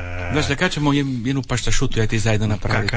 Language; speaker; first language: Serbian; native; Serbian